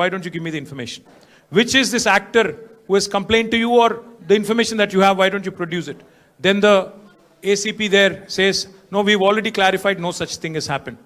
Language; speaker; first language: English; non-native, local second language; Telugu